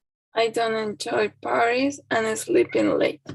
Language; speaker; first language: English; non-native, learner; Spanish